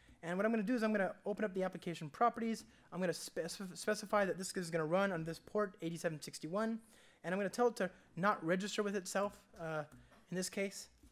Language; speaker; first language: English; native; English